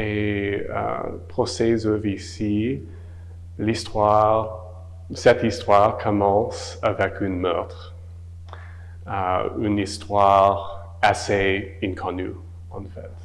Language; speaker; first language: French; non-native, local second language; English